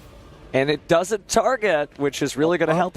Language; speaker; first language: English; native; English